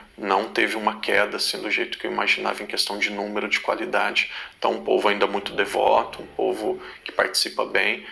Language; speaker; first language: Portuguese; native; Portuguese